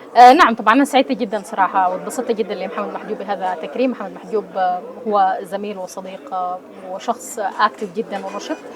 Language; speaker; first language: Arabic; native; Arabic